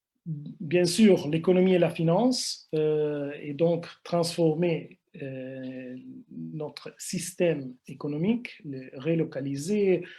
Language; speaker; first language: French; non-native, fluent; Italian